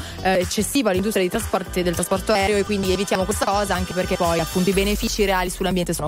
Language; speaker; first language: Italian; native; Italian